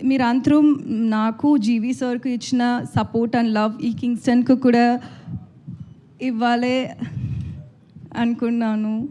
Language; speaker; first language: Telugu; non-native, learner; Tamil